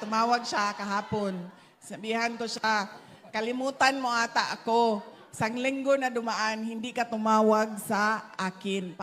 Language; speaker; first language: Filipino; non-native, local second language; Cebuano